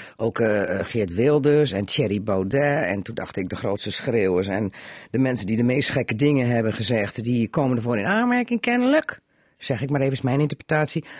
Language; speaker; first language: Dutch; native; Dutch